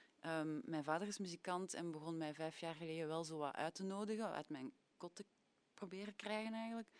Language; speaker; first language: Dutch; native; Dutch